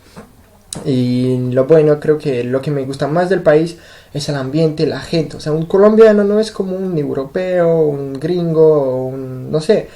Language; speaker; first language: Spanish; non-native, fluent; French